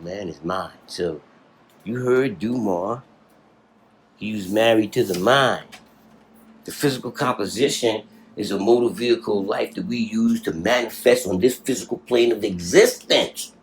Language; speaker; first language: English; native; English